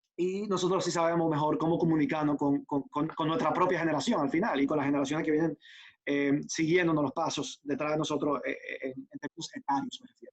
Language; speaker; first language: Spanish; native; Spanish